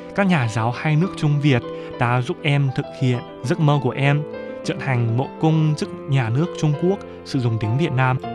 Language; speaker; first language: Vietnamese; non-native, fluent; Chinese